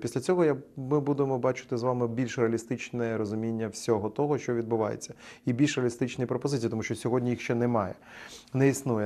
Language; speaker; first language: Ukrainian; native; Ukrainian